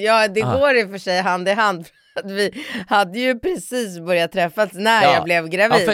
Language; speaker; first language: Swedish; native; Swedish